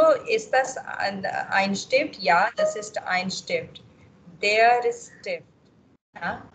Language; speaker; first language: German; non-native, fluent; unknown